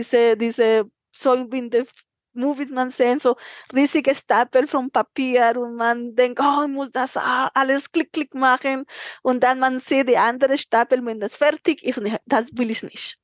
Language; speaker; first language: German; non-native, fluent; Spanish